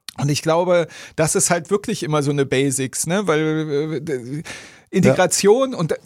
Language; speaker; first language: German; native; German